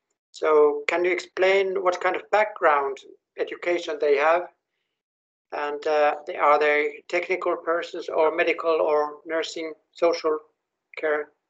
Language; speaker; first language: English; non-native, fluent; Finnish